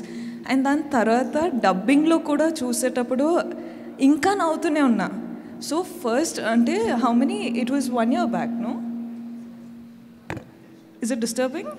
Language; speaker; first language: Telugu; non-native, fluent; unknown